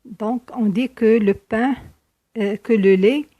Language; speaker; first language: French; non-native, local second language; Arabic